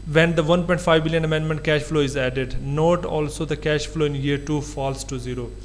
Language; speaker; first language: English; non-native, local second language; Urdu